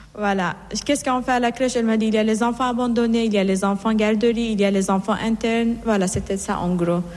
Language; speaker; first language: French; non-native, fluent; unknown